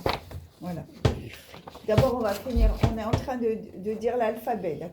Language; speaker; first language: French; native; French